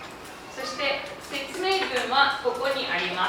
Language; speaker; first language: Japanese; non-native, fluent; English